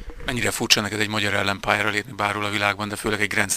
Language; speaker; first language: Hungarian; native; Hungarian